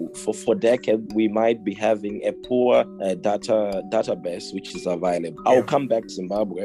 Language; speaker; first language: English; non-native, local second language; Shona